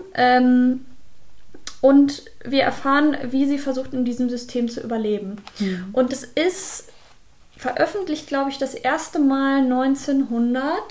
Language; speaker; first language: German; native; German